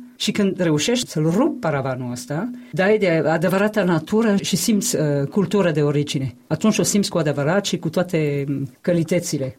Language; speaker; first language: Romanian; non-native, fluent; French